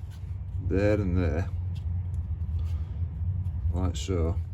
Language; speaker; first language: English; native; English